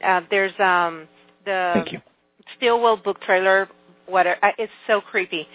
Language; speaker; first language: English; native; English